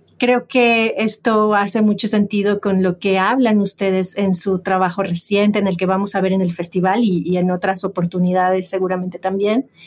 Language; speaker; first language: Spanish; native; Spanish